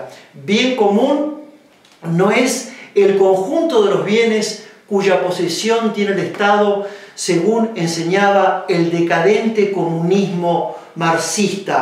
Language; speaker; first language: Spanish; native; Spanish